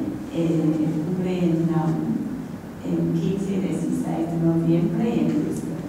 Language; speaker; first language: Spanish; non-native, fluent; English